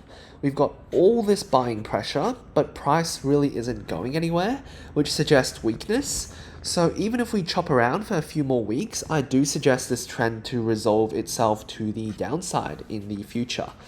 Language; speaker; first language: English; native; English